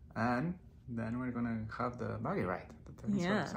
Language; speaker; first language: English; non-native, fluent; Spanish